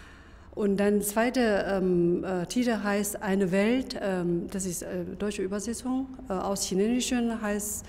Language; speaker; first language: German; non-native, fluent; Chinese